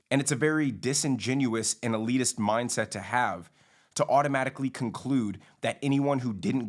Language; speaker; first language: English; native; English